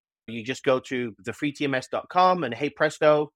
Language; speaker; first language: English; native; English